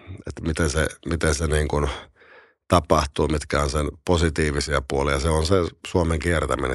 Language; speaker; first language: Finnish; native; Finnish